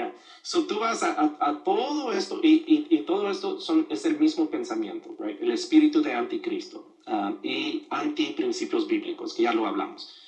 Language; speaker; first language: Spanish; early bilingual, other home language; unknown